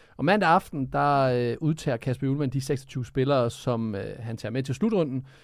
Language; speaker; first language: Danish; early bilingual, other home language; Serbian